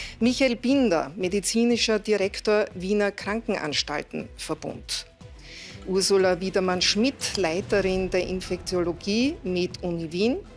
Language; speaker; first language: German; native; German